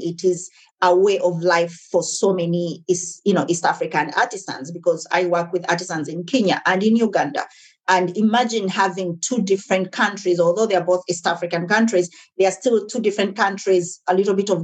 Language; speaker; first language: English; non-native, local second language; Ganda